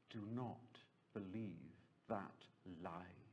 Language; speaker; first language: English; native; English